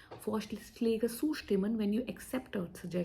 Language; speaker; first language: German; non-native, fluent; Hindi